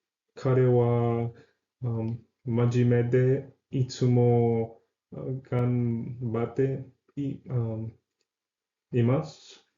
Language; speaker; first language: Japanese; non-native, learner; English